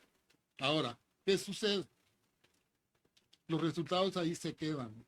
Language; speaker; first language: Spanish; native; Spanish